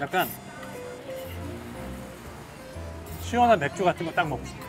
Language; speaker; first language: Korean; native; Korean